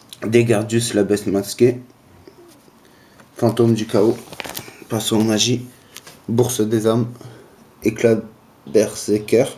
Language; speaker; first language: French; native; French